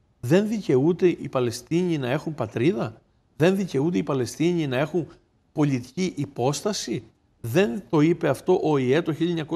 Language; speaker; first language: Greek; native; Greek